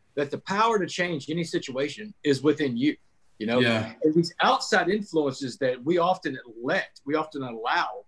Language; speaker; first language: English; native; English